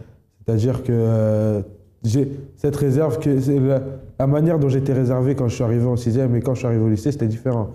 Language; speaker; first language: French; native; French